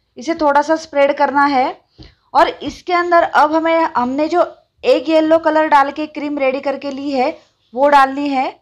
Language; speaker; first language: Hindi; non-native, local second language; Marathi